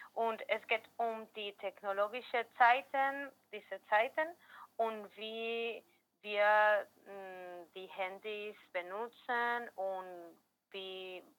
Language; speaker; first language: German; non-native, learner; Spanish